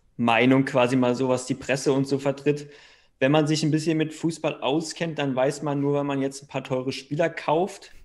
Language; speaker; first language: German; native; German